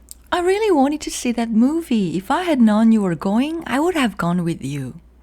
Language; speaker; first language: English; non-native, fluent; Korean